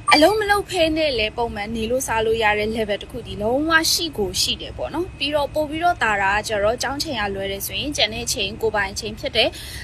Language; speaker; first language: Burmese; native; Burmese